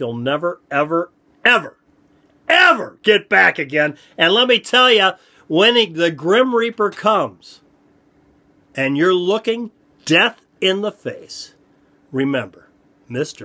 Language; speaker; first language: English; native; English